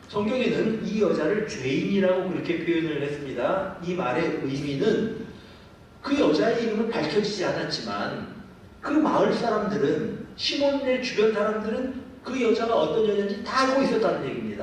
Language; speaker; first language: Korean; native; Korean